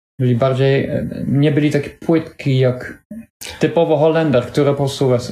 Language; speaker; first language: Polish; non-native, learner; Dutch